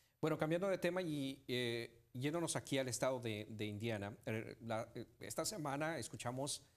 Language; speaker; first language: Spanish; native; Spanish